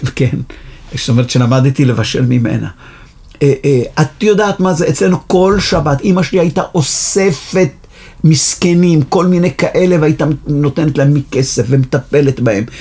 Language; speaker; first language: Hebrew; native; Hebrew